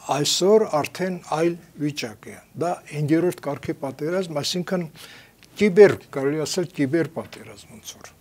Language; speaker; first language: Armenian; native; Armenian